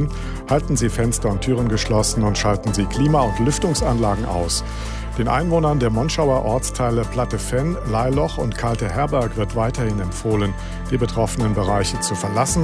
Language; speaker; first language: German; native; German